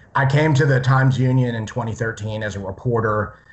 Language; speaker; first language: English; native; English